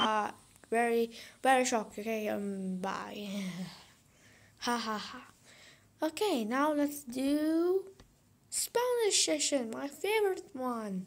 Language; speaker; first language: English; non-native, fluent; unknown